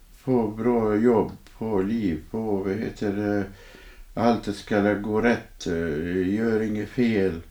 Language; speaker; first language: Swedish; non-native, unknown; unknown